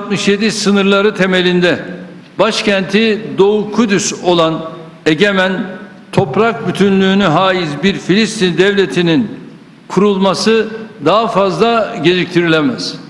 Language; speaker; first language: Turkish; native; Turkish